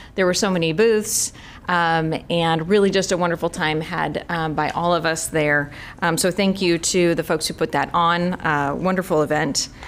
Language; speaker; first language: English; native; English